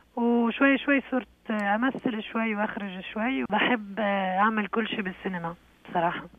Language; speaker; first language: Arabic; early bilingual, heritage; Arabic